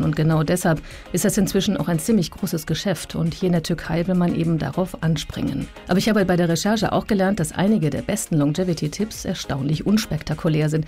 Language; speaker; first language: German; native; German